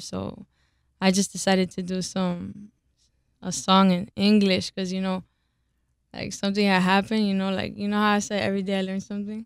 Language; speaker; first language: English; early bilingual, other home language; Spanish